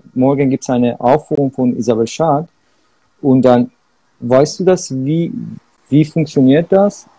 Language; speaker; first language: German; non-native, learner; Persian